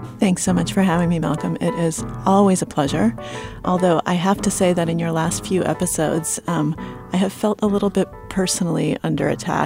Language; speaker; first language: English; early bilingual, other home language; Russian